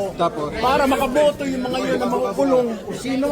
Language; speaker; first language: Filipino; native; Filipino